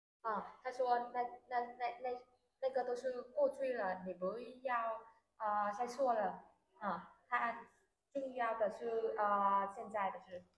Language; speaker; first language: Chinese; non-native, fluent; Vietnamese